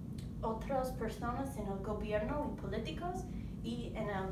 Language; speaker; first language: Spanish; non-native, learner; English